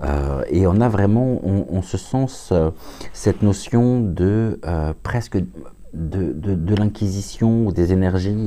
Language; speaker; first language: French; native; French